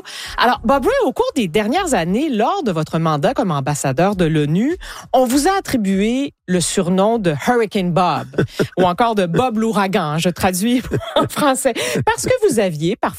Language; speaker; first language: French; native; French